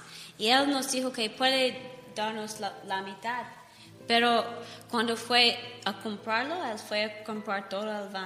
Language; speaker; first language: Spanish; non-native, learner; English